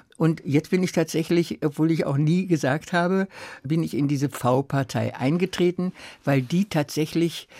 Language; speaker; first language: German; native; German